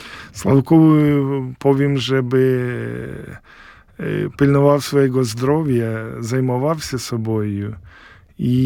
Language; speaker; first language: Polish; non-native, fluent; Ukrainian